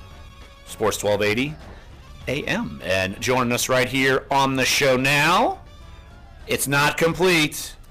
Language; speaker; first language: English; native; English